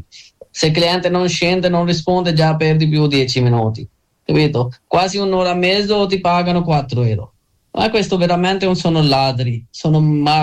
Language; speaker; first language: Italian; non-native, learner; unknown